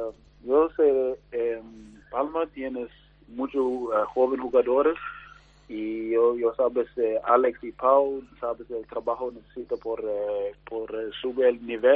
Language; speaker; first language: Spanish; non-native, learner; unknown